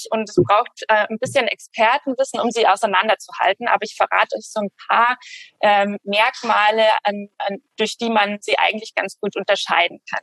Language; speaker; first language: German; native; German